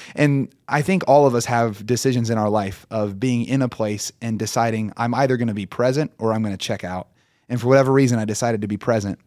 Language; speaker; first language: English; native; English